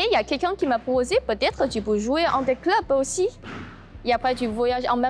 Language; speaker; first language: French; non-native, learner; Chinese